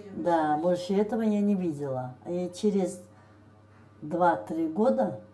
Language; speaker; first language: Russian; non-native, local second language; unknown